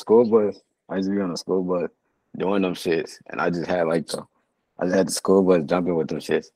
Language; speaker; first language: English; native; English